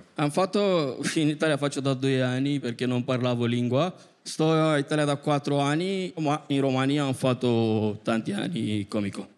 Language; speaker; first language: Italian; non-native, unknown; Romanian